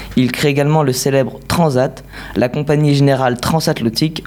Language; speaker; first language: French; native; French